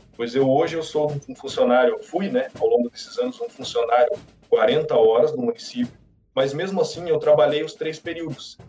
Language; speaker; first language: Portuguese; native; Portuguese